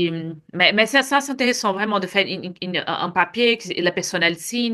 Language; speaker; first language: French; non-native, fluent; Portuguese